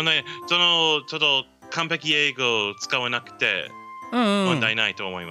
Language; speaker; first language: Japanese; non-native, learner; English